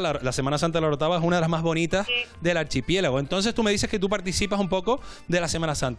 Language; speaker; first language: Spanish; native; Spanish